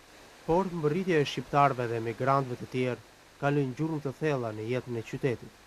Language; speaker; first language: Albanian; native; Albanian